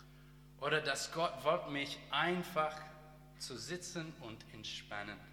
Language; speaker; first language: German; non-native, learner; English